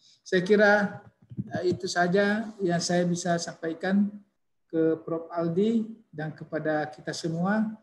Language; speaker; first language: Indonesian; native; Indonesian